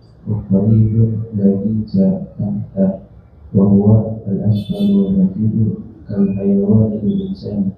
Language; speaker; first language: Arabic; non-native, learner; Indonesian